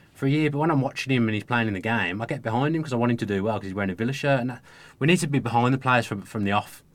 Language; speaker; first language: English; native; English